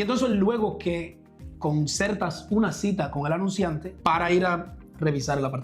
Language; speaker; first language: Spanish; native; Spanish